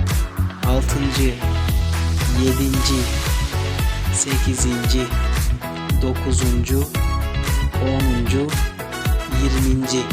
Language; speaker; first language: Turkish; non-native, fluent; Kyrgyz